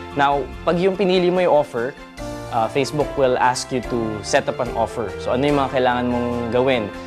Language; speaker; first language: Filipino; native; Filipino